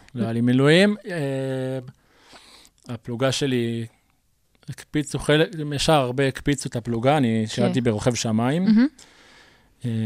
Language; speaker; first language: Hebrew; native; Hebrew